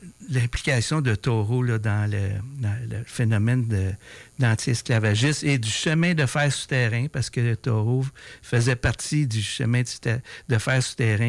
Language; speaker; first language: French; native; French